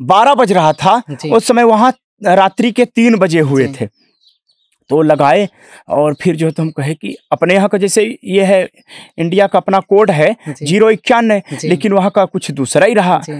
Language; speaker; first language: Hindi; native; Hindi